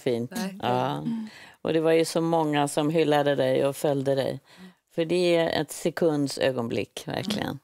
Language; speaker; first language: Swedish; native; Swedish